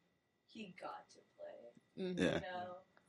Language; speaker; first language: English; native; English